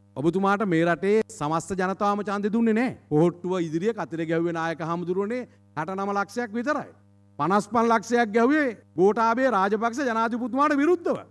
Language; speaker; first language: Sinhala; native; Sinhala